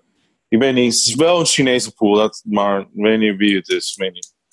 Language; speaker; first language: Dutch; non-native, learner; Spanish